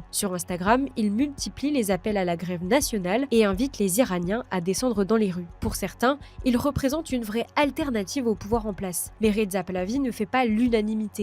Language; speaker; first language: French; native; French